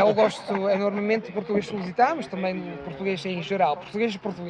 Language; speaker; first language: Portuguese; non-native, fluent; Italian